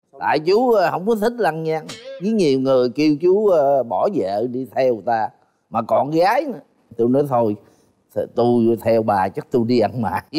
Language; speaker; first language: Vietnamese; native; Vietnamese